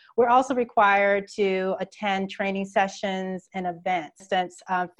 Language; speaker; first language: English; native; English